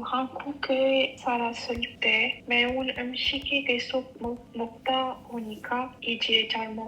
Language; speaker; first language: Korean; non-native, learner; English